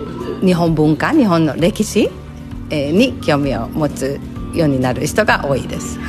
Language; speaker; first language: Japanese; non-native, fluent; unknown